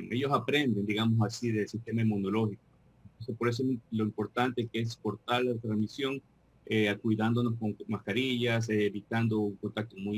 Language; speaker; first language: Spanish; native; Spanish